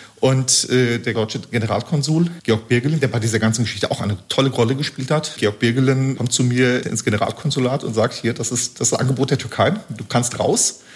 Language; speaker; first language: German; early bilingual, other home language; Turkish